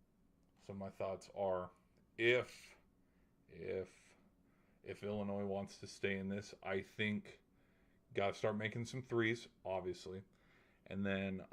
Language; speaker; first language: English; native; English